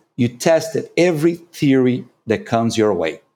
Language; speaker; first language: English; non-native, fluent; Portuguese